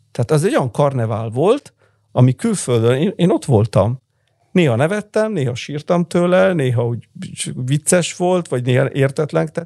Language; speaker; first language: Hungarian; early bilingual, heritage; Italian